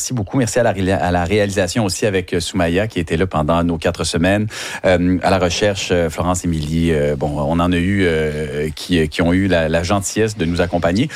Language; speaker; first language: French; native; French